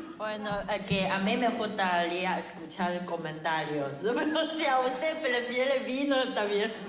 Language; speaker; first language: Spanish; non-native, fluent; Chinese